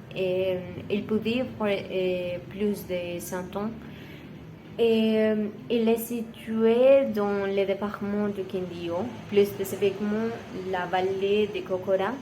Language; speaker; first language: French; non-native, learner; Spanish